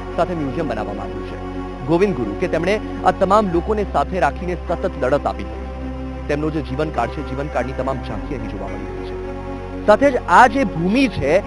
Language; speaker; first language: Gujarati; native; Gujarati